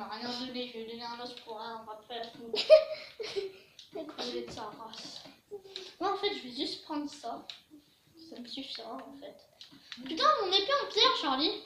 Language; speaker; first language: French; native; French